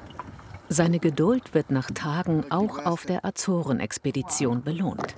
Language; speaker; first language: German; native; German